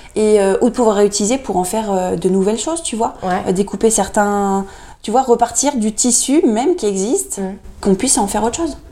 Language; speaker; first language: French; native; French